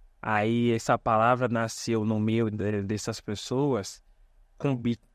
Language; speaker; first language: Portuguese; non-native, fluent; Haitian Creole